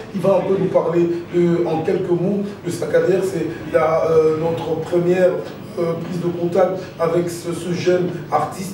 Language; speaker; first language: French; non-native, local second language; Lingala